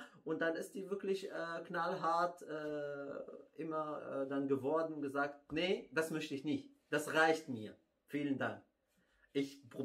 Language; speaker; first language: German; non-native, fluent; Arabic